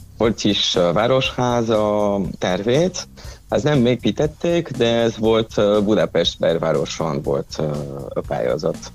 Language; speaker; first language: Hungarian; non-native, fluent; French